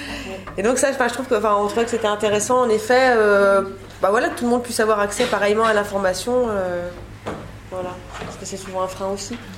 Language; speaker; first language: French; native; French